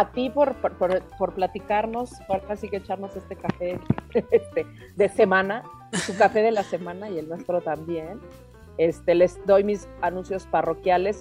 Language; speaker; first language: Spanish; native; Spanish